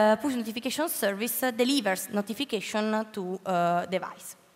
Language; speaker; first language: English; non-native, learner; Italian